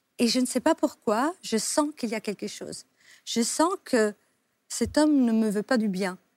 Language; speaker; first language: French; non-native, fluent; Italian